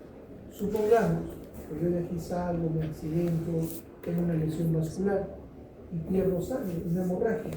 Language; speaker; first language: Spanish; native; Spanish